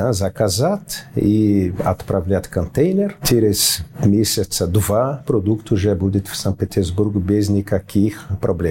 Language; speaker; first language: Russian; non-native, fluent; Portuguese